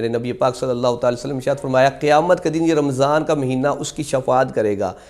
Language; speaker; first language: Urdu; non-native, local second language; Punjabi